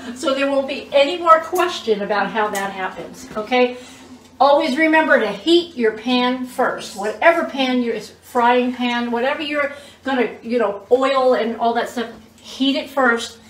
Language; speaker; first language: English; native; English